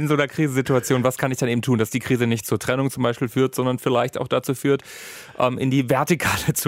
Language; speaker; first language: German; native; German